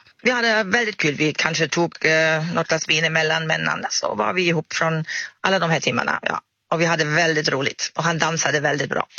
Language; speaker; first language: Swedish; non-native, fluent; German